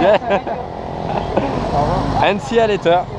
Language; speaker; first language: English; non-native, learner; French